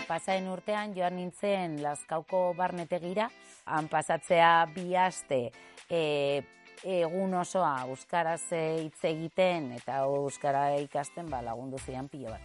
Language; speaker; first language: Basque; non-native, learner; Spanish